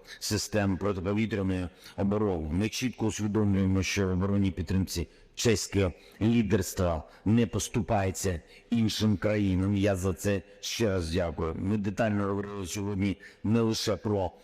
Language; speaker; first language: Ukrainian; non-native, local second language; Russian